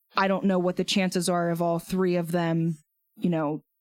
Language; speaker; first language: English; native; English